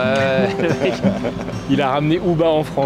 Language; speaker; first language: French; native; French